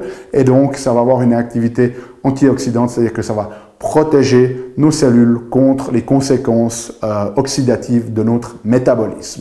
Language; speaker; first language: French; native; French